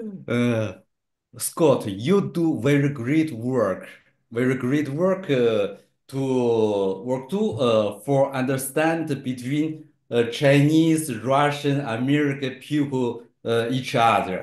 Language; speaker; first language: English; non-native, learner; Chinese